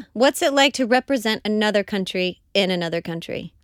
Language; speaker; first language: English; native; English